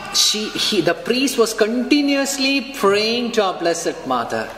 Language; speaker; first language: English; non-native, local second language; Malayalam